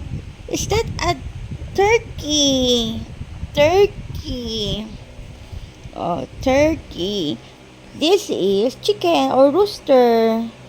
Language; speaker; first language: English; non-native, local second language; Filipino